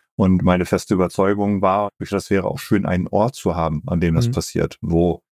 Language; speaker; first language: German; native; German